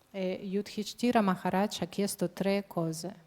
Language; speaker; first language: Italian; non-native, fluent; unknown